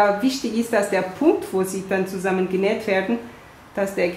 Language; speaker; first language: German; non-native, fluent; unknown